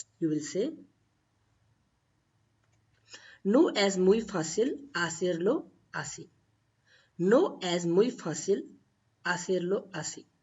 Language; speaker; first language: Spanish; non-native, fluent; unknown